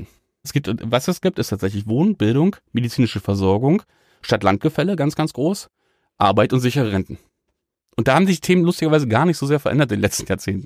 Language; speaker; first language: German; native; German